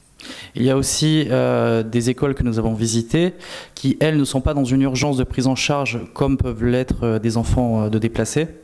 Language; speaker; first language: French; native; French